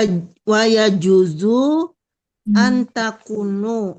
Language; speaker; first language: Arabic; non-native, learner; Indonesian